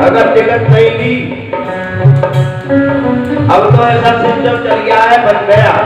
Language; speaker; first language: Hindi; native; Hindi